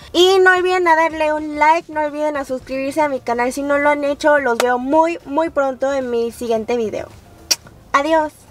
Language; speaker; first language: Spanish; native; Spanish